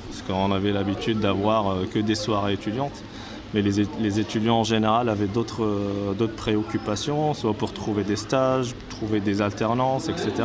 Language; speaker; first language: French; non-native, local second language; Arabic